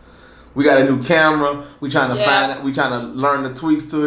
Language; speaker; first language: English; native; English